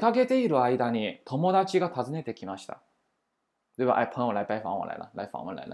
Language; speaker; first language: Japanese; non-native, fluent; Chinese